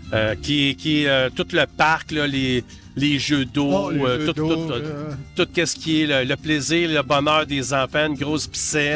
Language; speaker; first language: French; native; French